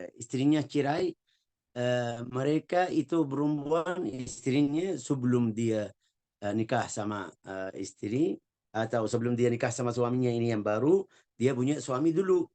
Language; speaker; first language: Indonesian; non-native, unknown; Arabic